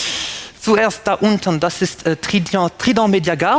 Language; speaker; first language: German; non-native, fluent; French